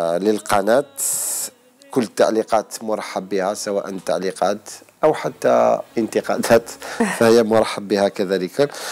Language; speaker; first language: Arabic; native; Arabic